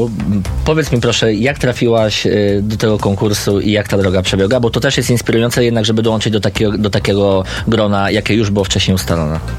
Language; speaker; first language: Polish; native; Polish